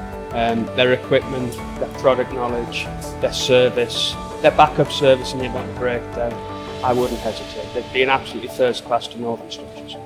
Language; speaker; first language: English; native; English